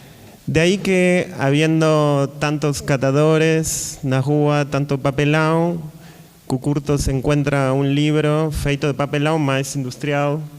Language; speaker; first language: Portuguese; non-native, learner; Spanish